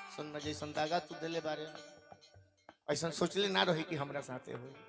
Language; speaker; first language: Bhojpuri; non-native, local second language; Maithili